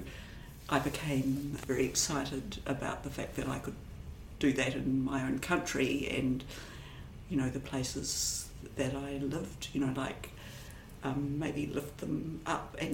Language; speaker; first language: English; native; English